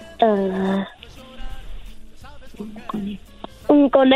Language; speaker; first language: Spanish; early bilingual, other home language; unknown